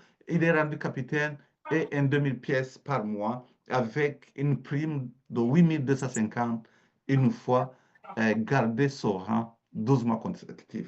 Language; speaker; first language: French; native; French